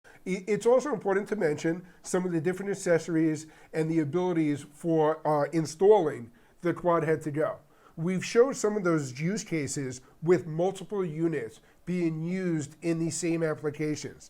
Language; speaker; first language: English; native; English